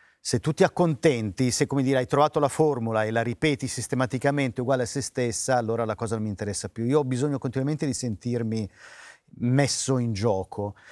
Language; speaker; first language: Italian; native; Italian